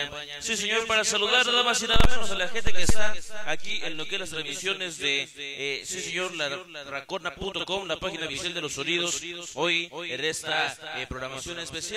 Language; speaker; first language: Spanish; native; Spanish